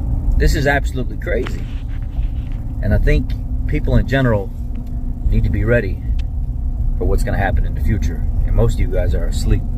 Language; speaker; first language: English; native; English